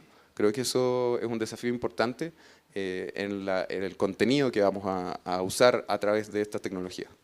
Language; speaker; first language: Spanish; native; Spanish